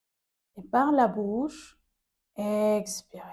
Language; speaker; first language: French; native; French